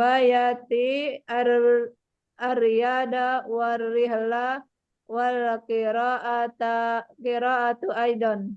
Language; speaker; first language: Arabic; non-native, learner; Indonesian